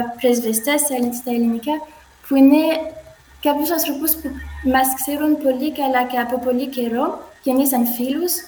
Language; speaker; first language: Greek; non-native, learner; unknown